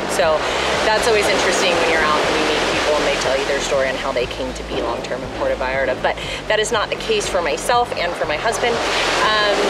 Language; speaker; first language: English; native; English